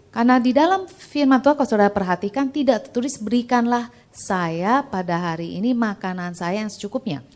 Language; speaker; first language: Indonesian; native; Indonesian